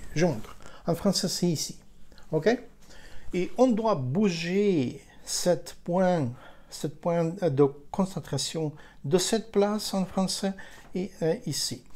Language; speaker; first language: French; non-native, fluent; Ukrainian